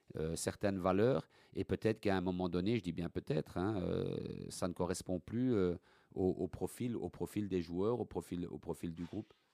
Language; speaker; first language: French; early bilingual, other home language; Italian